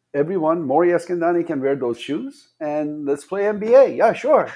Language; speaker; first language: English; non-native, fluent; Persian